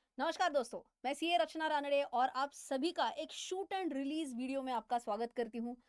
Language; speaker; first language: Hindi; non-native, local second language; Marathi